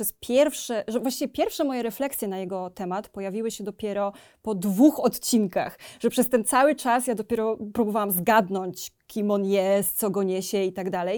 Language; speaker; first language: Polish; native; Polish